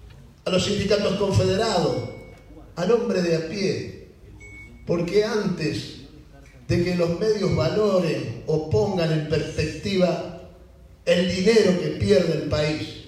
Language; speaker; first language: Spanish; native; Spanish